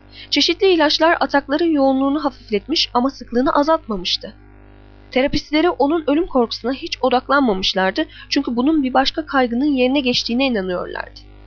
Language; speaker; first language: Turkish; native; Turkish